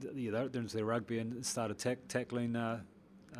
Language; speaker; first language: English; native; English